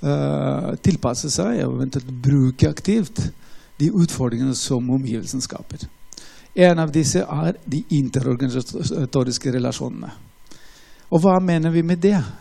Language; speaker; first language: Norwegian; non-native, fluent; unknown